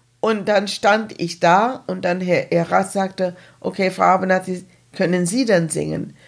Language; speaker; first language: German; non-native, fluent; English